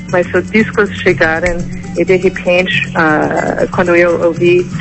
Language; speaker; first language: Portuguese; non-native, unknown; English